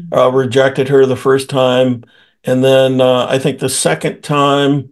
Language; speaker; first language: English; native; English